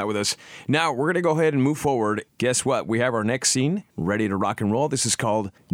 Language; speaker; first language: English; native; English